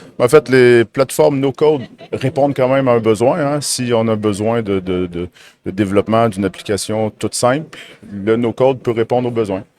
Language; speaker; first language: French; native; French